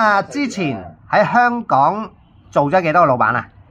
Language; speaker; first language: Cantonese; native; Cantonese